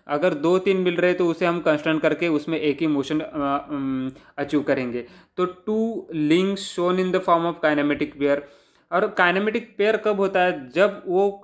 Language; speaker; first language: Hindi; non-native, local second language; Marathi